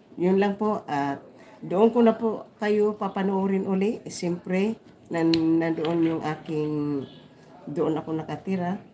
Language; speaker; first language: Filipino; non-native, local second language; Waray